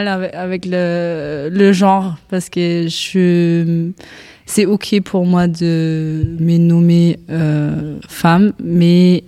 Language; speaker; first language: French; non-native, fluent; German